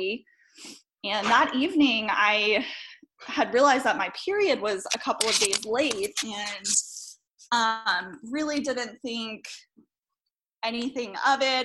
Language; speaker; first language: English; native; English